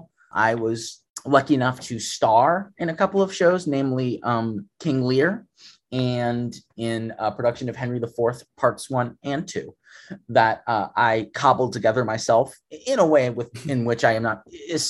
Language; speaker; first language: English; native; English